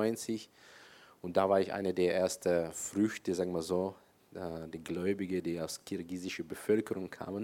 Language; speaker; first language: German; non-native, fluent; Kyrgyz